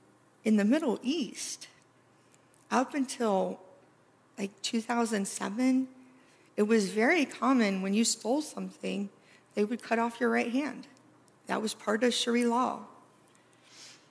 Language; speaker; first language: English; native; English